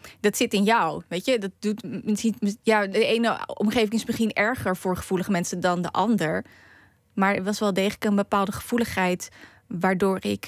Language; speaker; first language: Dutch; native; Dutch